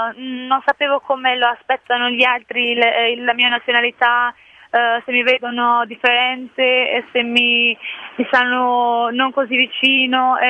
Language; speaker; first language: Italian; non-native, fluent; Albanian